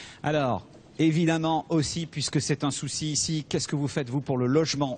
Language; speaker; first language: French; native; French